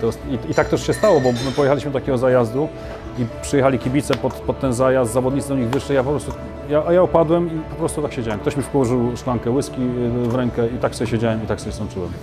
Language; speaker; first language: Polish; native; Polish